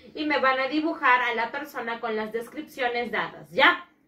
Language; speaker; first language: Spanish; native; Spanish